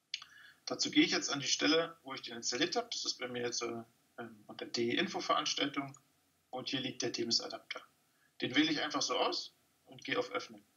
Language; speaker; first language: German; native; German